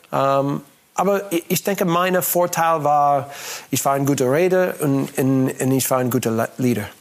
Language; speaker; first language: German; non-native, learner; English